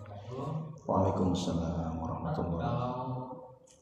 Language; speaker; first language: Indonesian; native; Indonesian